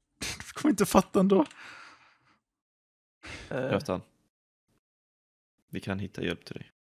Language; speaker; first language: Swedish; native; Swedish